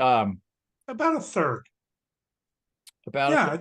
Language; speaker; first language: English; native; English